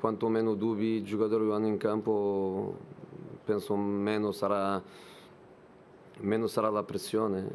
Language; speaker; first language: Italian; non-native, fluent; Portuguese